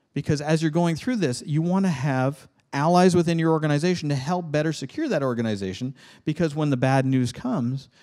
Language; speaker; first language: English; native; English